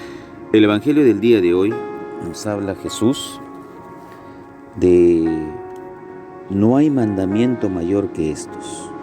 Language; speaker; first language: Spanish; native; Spanish